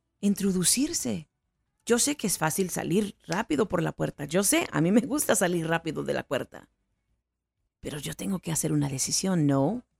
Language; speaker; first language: Spanish; early bilingual, heritage; Spanish